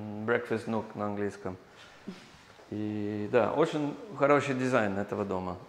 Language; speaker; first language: Russian; non-native, learner; English